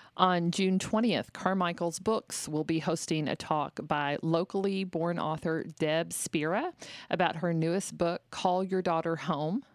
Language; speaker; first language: English; native; English